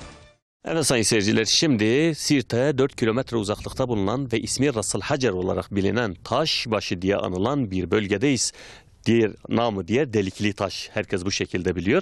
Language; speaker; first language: Turkish; native; Turkish